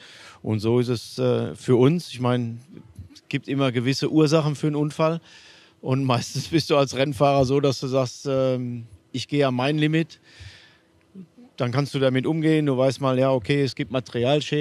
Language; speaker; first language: German; native; German